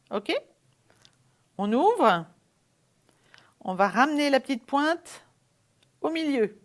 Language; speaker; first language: French; native; French